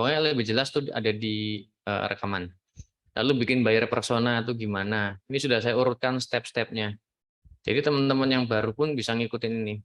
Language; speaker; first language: Indonesian; native; Indonesian